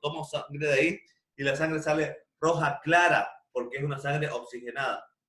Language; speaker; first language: Spanish; native; Spanish